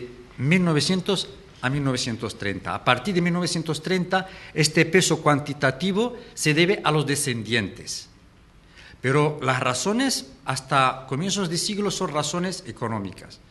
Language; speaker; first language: Spanish; non-native, fluent; Arabic